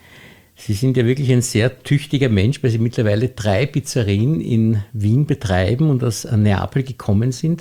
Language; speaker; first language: German; native; German